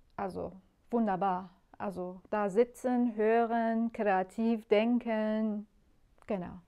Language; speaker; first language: German; non-native, fluent; Persian